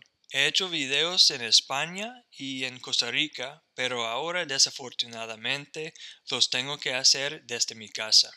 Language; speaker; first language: Spanish; non-native, fluent; English